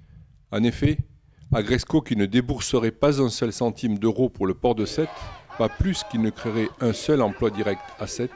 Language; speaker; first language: French; native; French